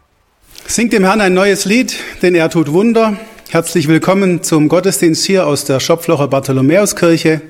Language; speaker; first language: German; native; German